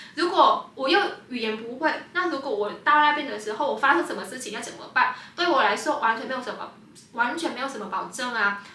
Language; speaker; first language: Chinese; non-native, fluent; Vietnamese